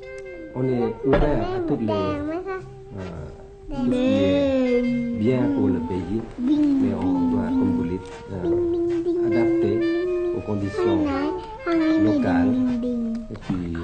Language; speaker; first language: French; early bilingual, other home language; Thai